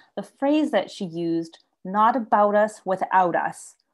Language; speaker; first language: English; native; English